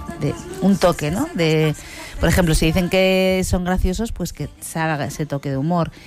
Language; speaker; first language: Spanish; native; Spanish